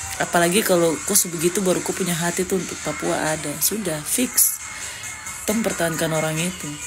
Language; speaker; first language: Indonesian; native; Indonesian